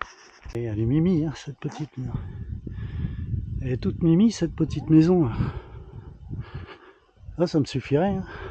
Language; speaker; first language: French; native; French